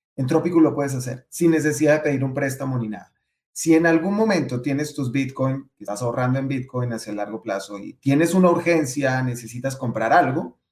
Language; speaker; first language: Spanish; native; Spanish